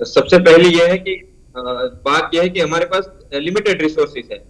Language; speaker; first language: Hindi; non-native, local second language; Gujarati